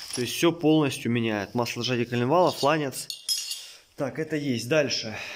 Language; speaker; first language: Russian; native; Russian